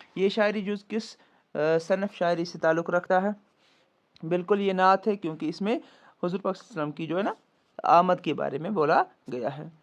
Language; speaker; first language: Urdu; non-native, local second language; Kashmiri